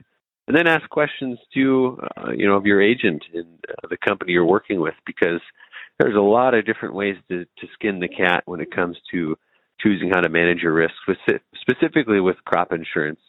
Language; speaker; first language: English; native; English